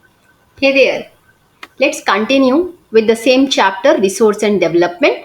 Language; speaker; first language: English; non-native, local second language; Hindi